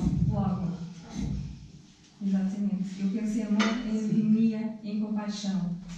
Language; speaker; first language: Portuguese; native; Portuguese